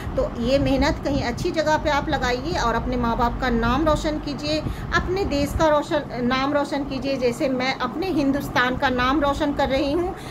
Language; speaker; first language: Hindi; native; Hindi